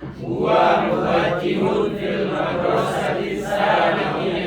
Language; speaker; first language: Arabic; non-native, learner; Indonesian